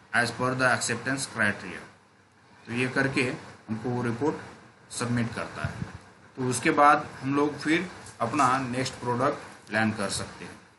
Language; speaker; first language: Hindi; non-native, local second language; Marathi